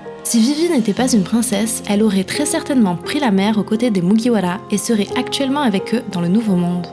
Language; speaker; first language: French; native; French